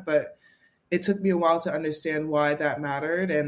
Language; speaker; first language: English; native; English